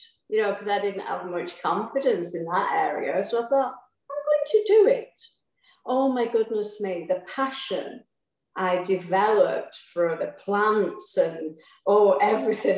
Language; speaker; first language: English; native; English